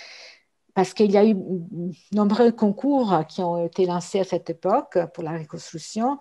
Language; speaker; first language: French; non-native, local second language; Italian